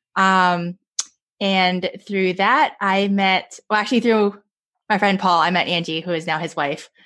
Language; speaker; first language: English; early bilingual, other home language; Chinese